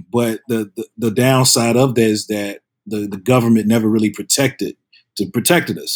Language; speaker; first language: English; native; English